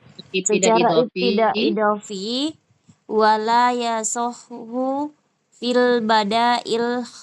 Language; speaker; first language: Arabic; non-native, learner; Indonesian